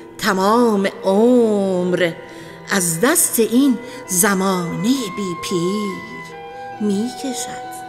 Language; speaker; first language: Persian; native; Persian